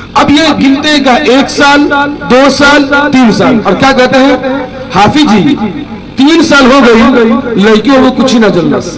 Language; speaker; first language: Hindi; native; Hindi